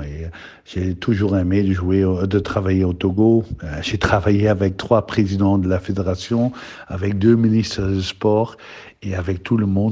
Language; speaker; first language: French; non-native, fluent; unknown